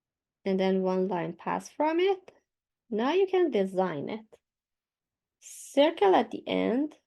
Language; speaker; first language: English; non-native, fluent; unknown